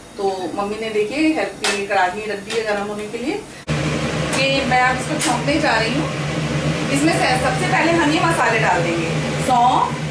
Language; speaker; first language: Hindi; native; Hindi